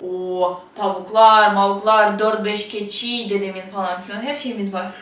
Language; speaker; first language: Turkish; non-native, fluent; Russian